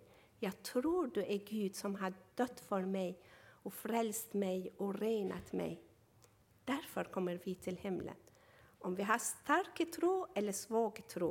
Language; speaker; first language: Swedish; non-native, fluent; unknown